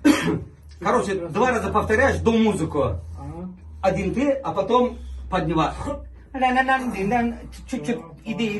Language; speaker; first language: Russian; non-native, local second language; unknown